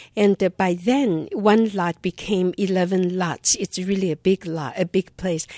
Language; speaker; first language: English; non-native, fluent; Chinese